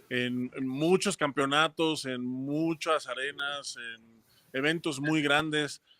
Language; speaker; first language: Spanish; native; Spanish